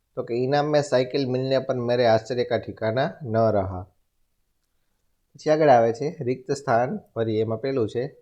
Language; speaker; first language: Hindi; non-native, local second language; Gujarati